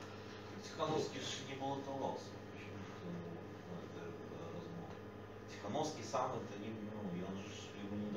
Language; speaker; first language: Polish; non-native, learner; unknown